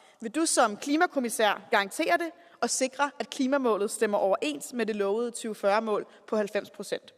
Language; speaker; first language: Danish; native; Danish